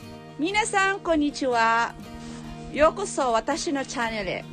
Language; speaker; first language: Japanese; non-native, learner; Filipino